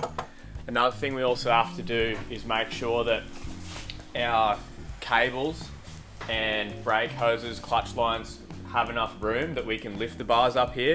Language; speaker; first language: English; native; English